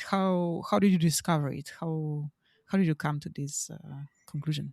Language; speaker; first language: English; non-native, fluent; Slovenian